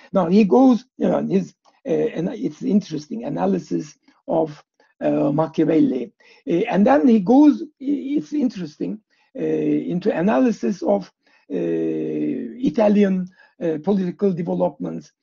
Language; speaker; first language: English; non-native, fluent; Turkish